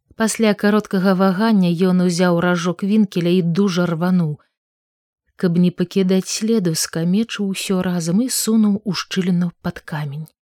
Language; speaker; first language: Belarusian; native; Belarusian